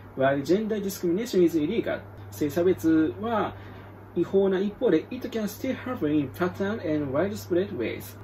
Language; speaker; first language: English; non-native, fluent; Japanese